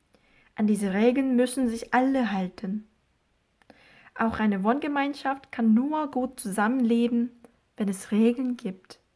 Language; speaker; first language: German; non-native, fluent; Korean